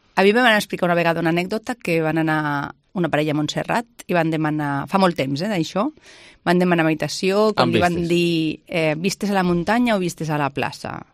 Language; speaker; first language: Catalan; native; Catalan